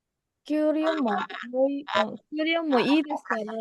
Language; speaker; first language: Japanese; non-native, learner; Indonesian